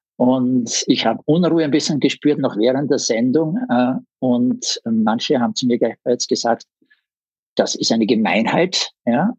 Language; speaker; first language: German; native; German